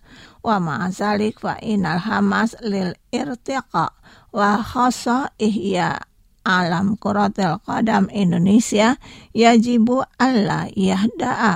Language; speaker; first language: Arabic; non-native, fluent; Indonesian